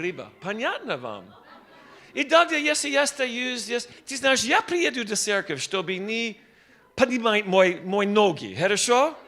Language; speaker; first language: Russian; non-native, learner; English